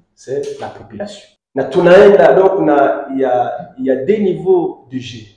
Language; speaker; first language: French; non-native, local second language; Swahili